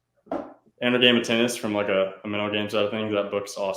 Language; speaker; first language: English; native; English